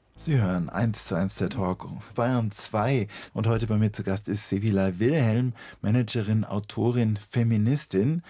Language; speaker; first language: German; native; German